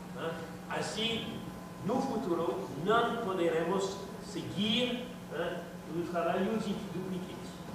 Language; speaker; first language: Portuguese; non-native, learner; French